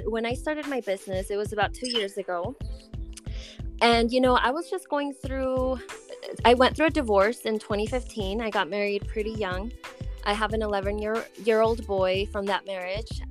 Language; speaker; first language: English; native; English